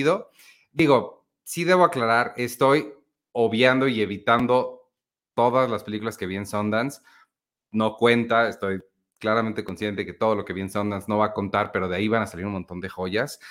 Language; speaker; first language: Spanish; native; Spanish